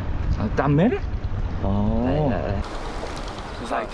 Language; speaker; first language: Vietnamese; non-native, fluent; Korean